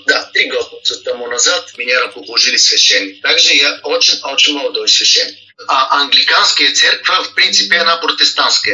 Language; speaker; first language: Russian; non-native, learner; Bulgarian